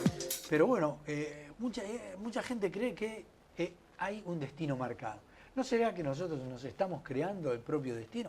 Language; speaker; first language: Spanish; native; Spanish